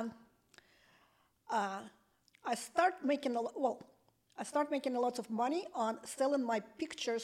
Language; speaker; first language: English; non-native, fluent; Russian